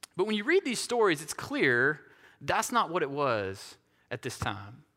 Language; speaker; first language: English; native; English